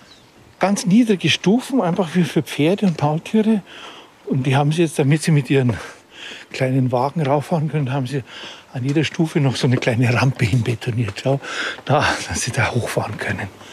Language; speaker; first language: German; native; German